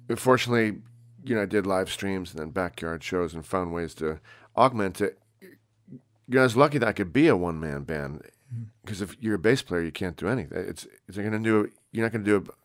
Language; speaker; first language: English; native; English